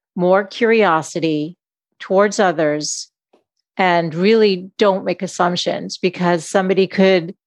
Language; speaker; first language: English; native; English